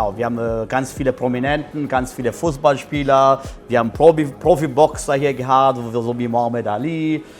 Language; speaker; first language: German; non-native, fluent; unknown